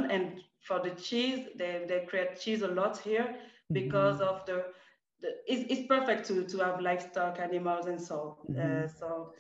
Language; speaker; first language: English; non-native, fluent; French